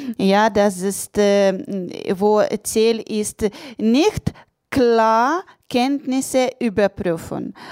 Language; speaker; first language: German; non-native, learner; Russian